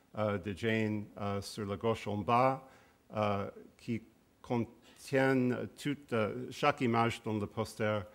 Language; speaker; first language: French; non-native, fluent; English